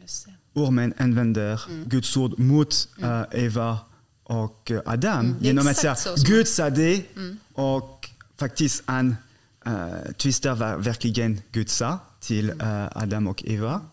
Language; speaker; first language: Swedish; non-native, fluent; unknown